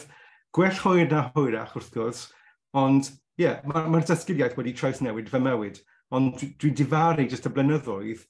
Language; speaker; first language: Welsh; non-native, local second language; English